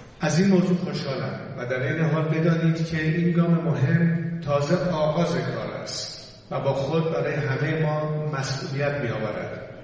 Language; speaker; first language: Persian; native; Persian